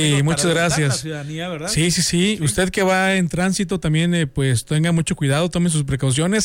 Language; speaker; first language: Spanish; native; Spanish